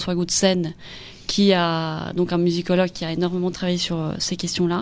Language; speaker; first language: French; non-native, fluent; Spanish